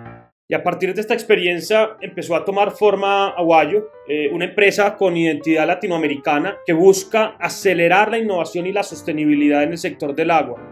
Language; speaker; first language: Spanish; native; Spanish